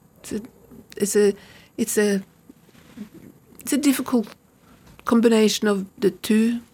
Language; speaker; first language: English; non-native, fluent; Norwegian